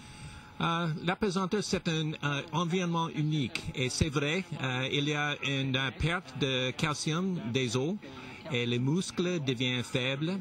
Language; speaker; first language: French; non-native, local second language; English